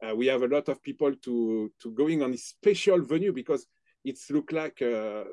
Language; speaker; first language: English; non-native, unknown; French